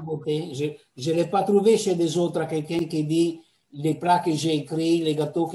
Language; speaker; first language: French; non-native, fluent; Italian